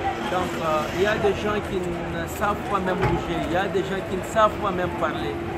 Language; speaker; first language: French; non-native, local second language; Lingala